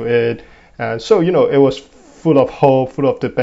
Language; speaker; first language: English; non-native, local second language; Cantonese